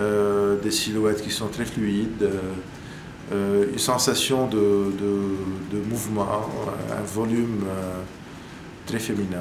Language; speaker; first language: French; non-native, local second language; Arabic